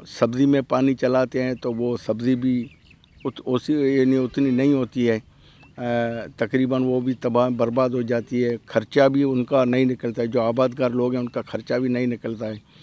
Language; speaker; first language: Urdu; non-native, local second language; Baluchi